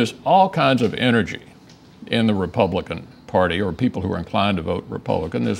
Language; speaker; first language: English; native; English